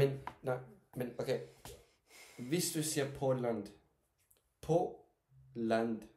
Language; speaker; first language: Danish; non-native, learner; Turkish